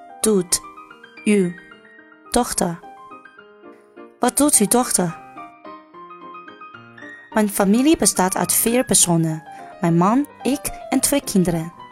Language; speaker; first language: Dutch; non-native, learner; Chinese